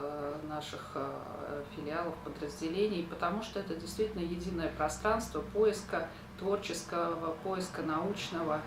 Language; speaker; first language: Russian; native; Russian